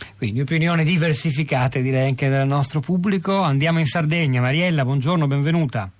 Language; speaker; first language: Italian; native; Italian